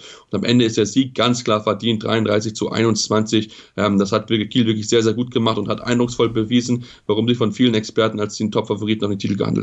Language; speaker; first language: German; native; German